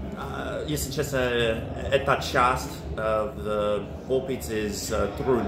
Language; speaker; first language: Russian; non-native, learner; English